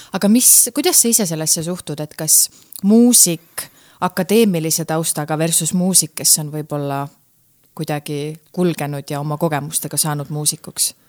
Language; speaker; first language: Estonian; native; Estonian